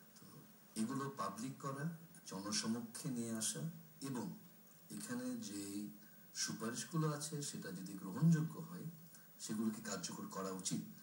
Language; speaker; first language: Bangla; non-native, local second language; Chakma